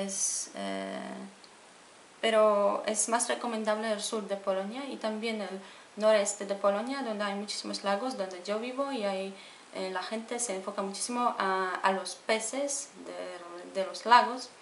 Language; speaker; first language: Spanish; non-native, fluent; Polish